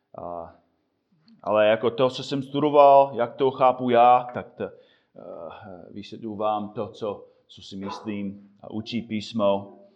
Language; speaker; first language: Czech; non-native, fluent; English